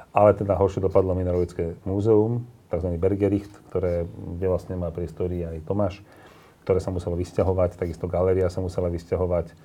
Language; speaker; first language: Slovak; native; Slovak